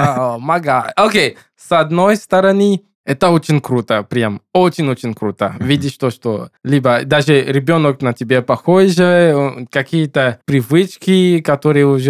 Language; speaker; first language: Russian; non-native, learner; English